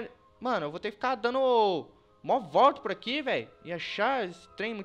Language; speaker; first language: Portuguese; native; Portuguese